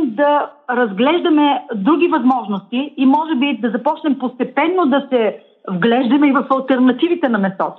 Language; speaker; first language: Bulgarian; native; Bulgarian